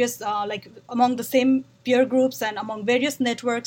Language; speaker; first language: English; non-native, local second language; Nepali